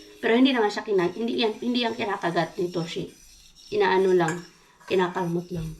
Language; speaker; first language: Filipino; non-native, local second language; Cebuano